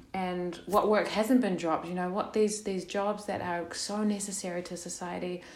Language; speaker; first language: English; native; English